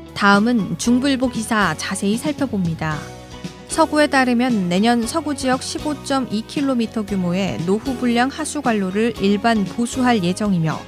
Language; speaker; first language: Korean; native; Korean